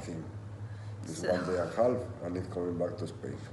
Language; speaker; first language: English; non-native, learner; Spanish